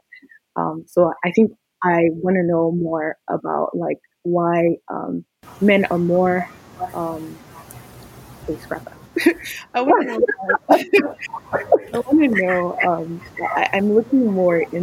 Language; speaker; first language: English; non-native, local second language; Yoruba